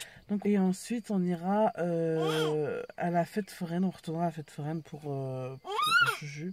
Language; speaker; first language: French; native; French